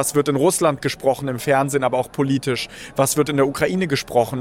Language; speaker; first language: German; early bilingual, other home language; Russian